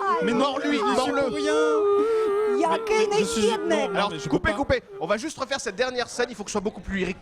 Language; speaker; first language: French; native; French